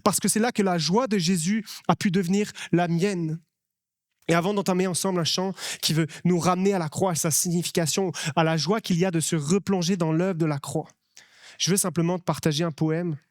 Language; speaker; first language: French; native; French